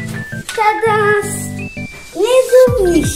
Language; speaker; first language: Japanese; early bilingual, heritage; Japanese